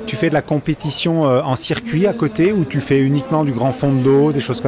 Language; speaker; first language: French; native; French